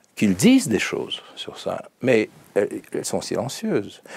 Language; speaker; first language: French; non-native, fluent; Russian